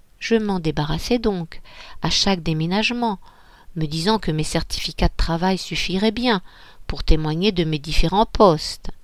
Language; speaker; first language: French; native; French